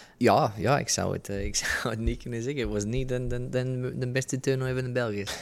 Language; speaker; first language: Dutch; non-native, fluent; English